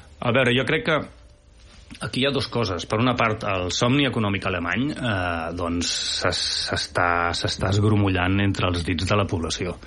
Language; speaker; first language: Catalan; native; Catalan